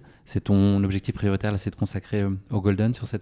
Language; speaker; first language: French; native; French